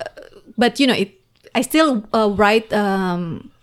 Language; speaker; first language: English; non-native, fluent; Indonesian